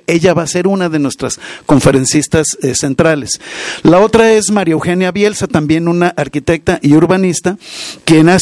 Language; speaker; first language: Spanish; native; Spanish